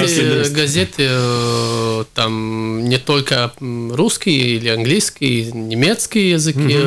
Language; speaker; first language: Russian; non-native, local second language; Latvian